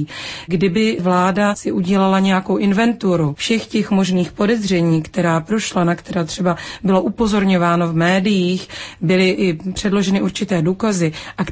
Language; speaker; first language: Czech; native; Czech